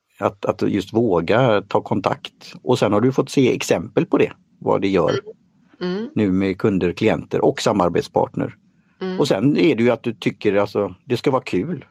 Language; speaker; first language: Swedish; native; Swedish